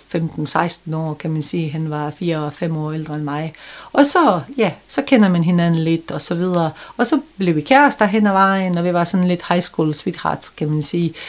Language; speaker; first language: Danish; non-native, fluent; Bosnian